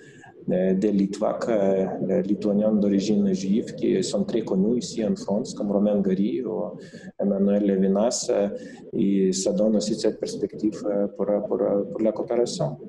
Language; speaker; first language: French; non-native, fluent; Lithuanian